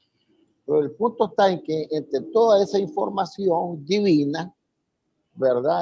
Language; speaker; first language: Spanish; native; Spanish